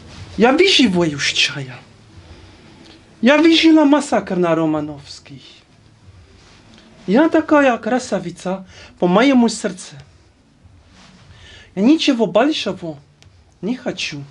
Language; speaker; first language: Russian; non-native, learner; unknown